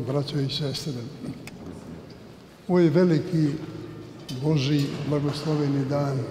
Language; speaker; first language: Serbian; native; Serbian